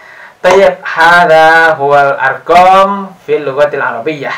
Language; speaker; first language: Arabic; non-native, learner; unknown